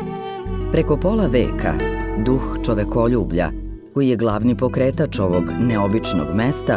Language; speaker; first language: Serbian; native; Serbian